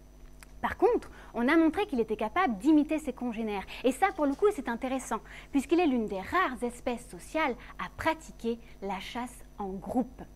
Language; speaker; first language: French; native; French